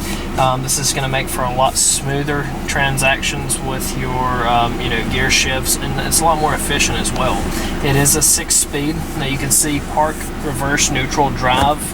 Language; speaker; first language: English; native; English